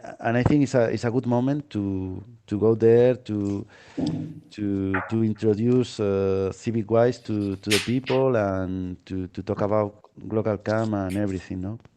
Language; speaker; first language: English; non-native, fluent; Spanish